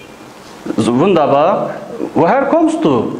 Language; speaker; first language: German; non-native, fluent; Turkish